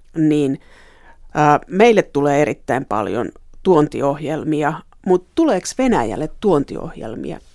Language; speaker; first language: Finnish; native; Finnish